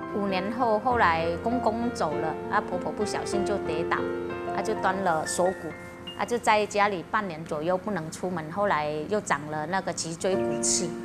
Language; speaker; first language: Chinese; early bilingual, heritage; Chinese